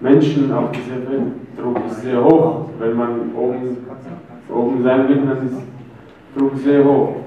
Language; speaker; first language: German; non-native, fluent; Armenian